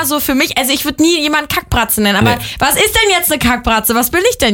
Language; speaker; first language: German; native; German